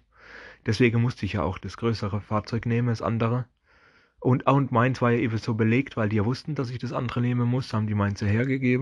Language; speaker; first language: German; native; German